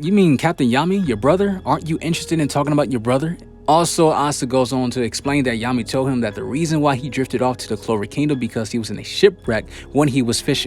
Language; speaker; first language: English; native; English